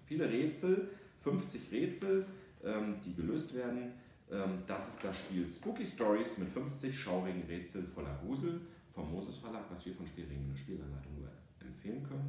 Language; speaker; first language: German; native; German